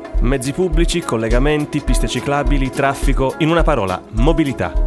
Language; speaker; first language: Italian; native; Italian